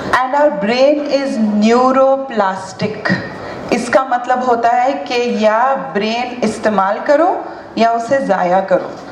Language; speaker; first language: Hindi; native; Hindi